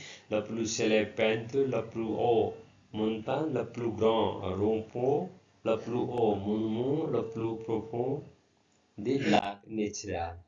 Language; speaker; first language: French; non-native, learner; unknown